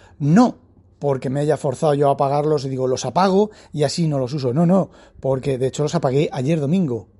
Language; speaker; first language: Spanish; native; Spanish